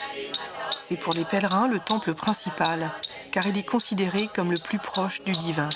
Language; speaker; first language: French; native; French